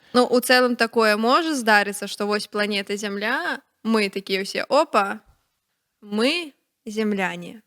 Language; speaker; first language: Belarusian; non-native, local second language; Russian